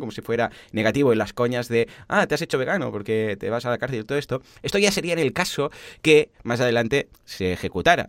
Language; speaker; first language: Spanish; native; Spanish